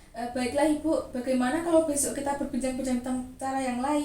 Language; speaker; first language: Indonesian; native; Indonesian